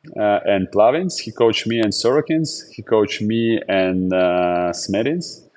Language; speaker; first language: English; non-native, fluent; Latvian